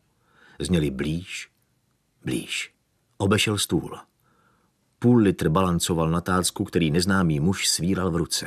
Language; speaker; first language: Czech; native; Czech